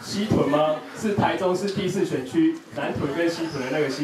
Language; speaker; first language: Chinese; native; Chinese